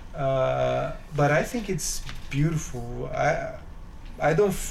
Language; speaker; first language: English; non-native, fluent; Portuguese